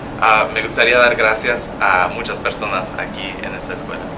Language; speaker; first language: Spanish; non-native, learner; English